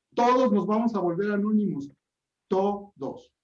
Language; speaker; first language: Spanish; native; Spanish